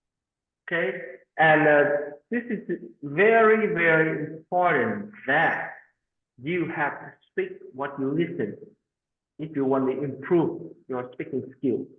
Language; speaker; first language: English; non-native, fluent; Vietnamese